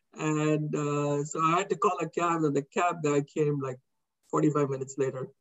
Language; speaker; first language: English; non-native, local second language; Kannada